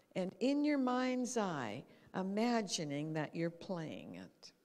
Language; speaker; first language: English; native; English